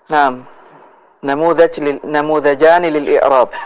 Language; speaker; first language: Arabic; non-native, fluent; Indonesian